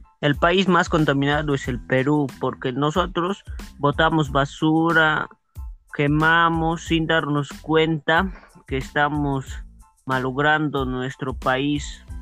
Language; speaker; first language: Spanish; native; Spanish